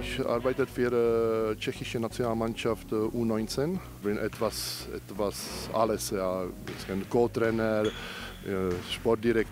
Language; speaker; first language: German; non-native, learner; Czech